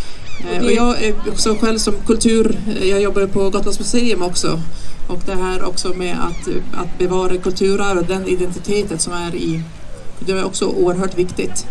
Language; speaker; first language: Swedish; native; Swedish